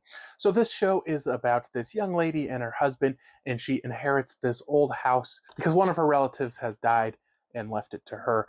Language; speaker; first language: English; native; English